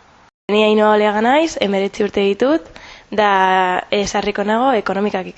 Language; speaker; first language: Basque; native; Basque